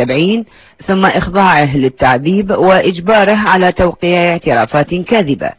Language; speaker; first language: Arabic; native; Arabic